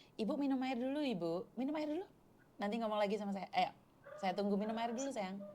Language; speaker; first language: Indonesian; non-native, local second language; Javanese